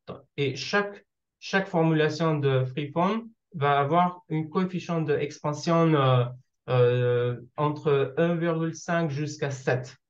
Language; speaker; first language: French; non-native, learner; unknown